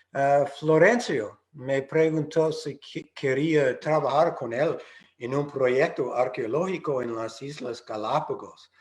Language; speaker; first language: Spanish; non-native, fluent; English